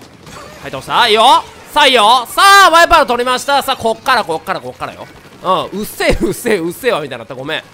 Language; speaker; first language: Japanese; native; Japanese